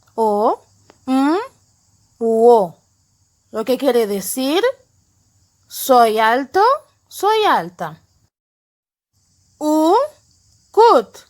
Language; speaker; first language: Spanish; non-native, fluent; Haitian Creole